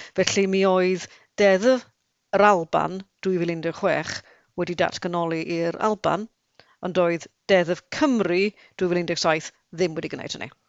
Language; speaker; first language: Welsh; native; Welsh